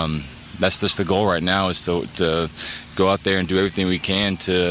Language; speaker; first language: English; native; English